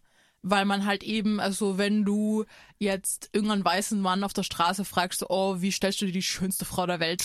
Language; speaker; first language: German; native; German